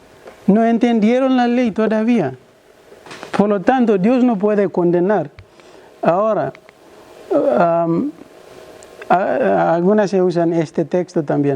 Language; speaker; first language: Spanish; non-native, learner; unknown